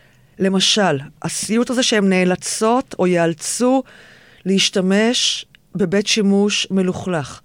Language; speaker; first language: Hebrew; native; Hebrew